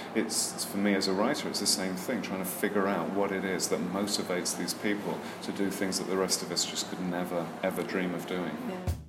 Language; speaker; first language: English; native; English